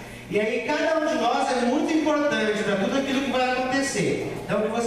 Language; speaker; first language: Portuguese; native; Portuguese